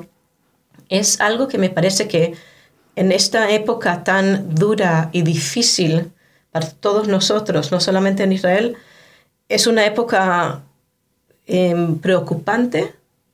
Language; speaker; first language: Spanish; non-native, fluent; Hebrew